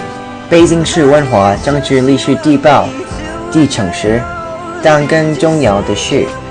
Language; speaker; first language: Chinese; non-native, learner; English